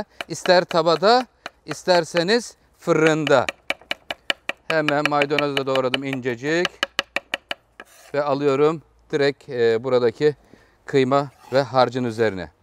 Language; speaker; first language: Turkish; native; Turkish